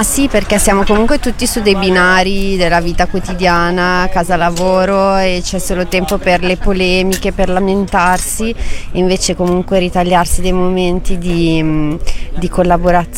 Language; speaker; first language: Italian; native; Italian